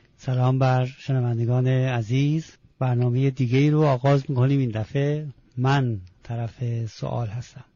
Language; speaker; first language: Persian; non-native, local second language; Azerbaijani